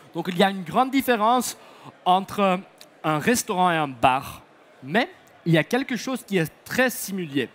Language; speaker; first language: French; non-native, fluent; Dutch